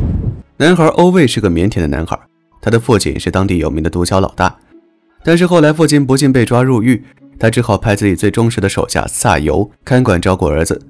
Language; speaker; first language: Chinese; native; Chinese